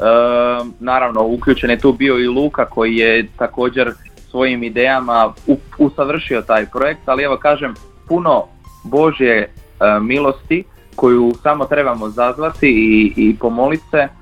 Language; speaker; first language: Croatian; native; Croatian